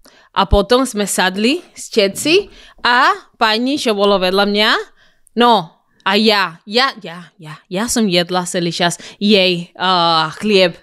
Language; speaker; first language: Slovak; non-native, learner; Spanish